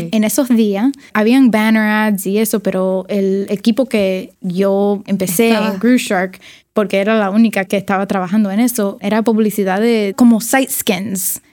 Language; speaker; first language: Spanish; early bilingual, other home language; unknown